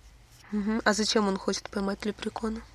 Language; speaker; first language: Russian; native; Russian